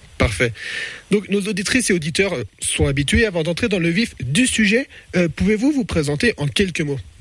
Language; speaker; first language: French; native; French